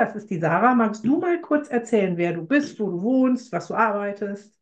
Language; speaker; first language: German; native; German